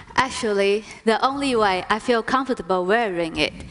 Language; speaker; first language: English; native; English